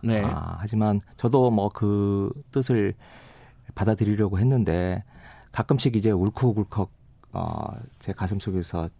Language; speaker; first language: Korean; native; Korean